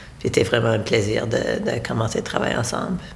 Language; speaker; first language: French; non-native, learner; English